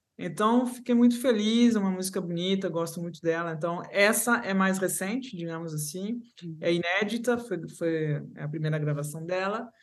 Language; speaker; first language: Portuguese; non-native, fluent; French